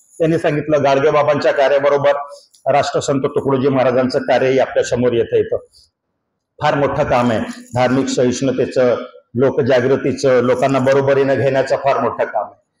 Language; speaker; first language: Marathi; non-native, local second language; Urdu